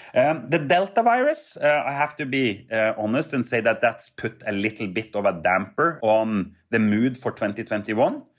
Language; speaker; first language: English; non-native, fluent; Norwegian